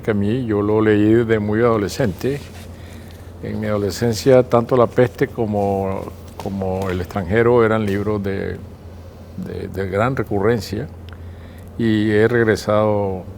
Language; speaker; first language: Spanish; native; Spanish